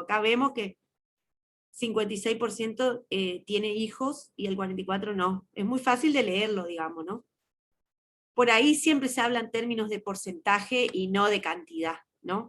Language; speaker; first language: Spanish; native; Spanish